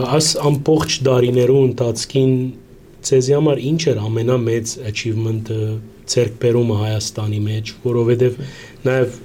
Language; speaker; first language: Armenian; early bilingual, heritage; Armenian